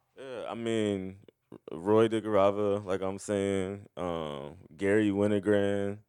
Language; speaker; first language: English; native; English